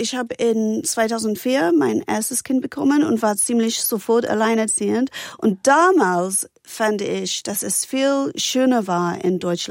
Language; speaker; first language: German; non-native, fluent; English